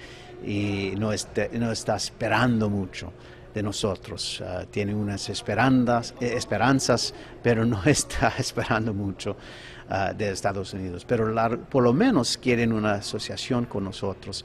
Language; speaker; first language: Spanish; non-native, fluent; English